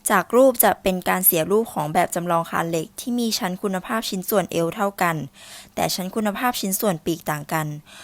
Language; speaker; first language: Thai; native; Thai